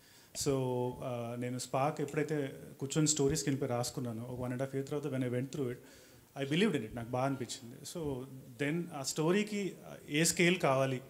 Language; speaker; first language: Telugu; native; Telugu